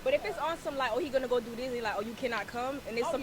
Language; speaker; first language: English; native; English